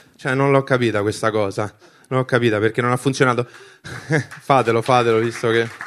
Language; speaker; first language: Italian; early bilingual, other home language; Albanian